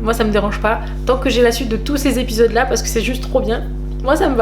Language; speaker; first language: French; native; French